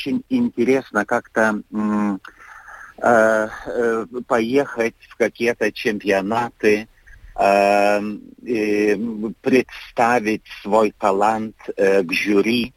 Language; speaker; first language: Russian; non-native, fluent; Lithuanian